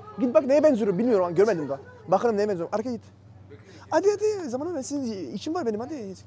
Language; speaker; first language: Turkish; early bilingual, heritage; Turkish